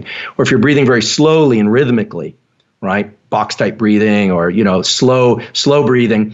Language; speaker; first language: English; native; English